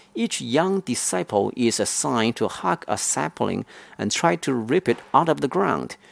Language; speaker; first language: English; non-native, fluent; Chinese